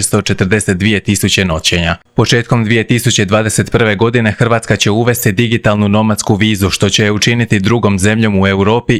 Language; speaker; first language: Croatian; native; Croatian